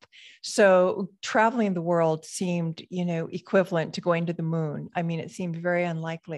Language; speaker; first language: English; native; English